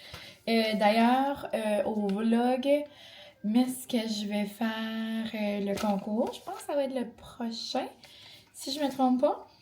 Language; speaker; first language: French; native; French